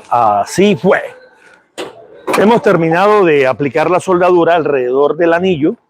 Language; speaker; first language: Spanish; native; Spanish